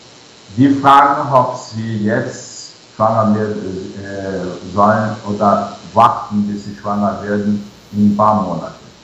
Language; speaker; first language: German; non-native, fluent; Portuguese